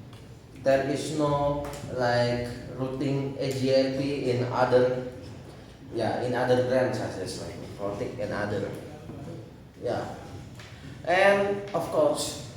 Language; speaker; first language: English; non-native, learner; Indonesian